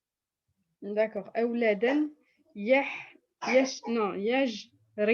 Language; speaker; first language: Arabic; non-native, learner; French